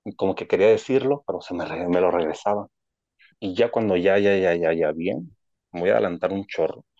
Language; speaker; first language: Spanish; native; Spanish